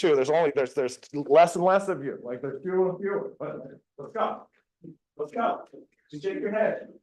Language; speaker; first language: English; native; English